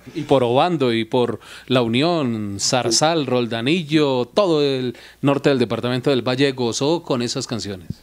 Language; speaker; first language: Spanish; native; Spanish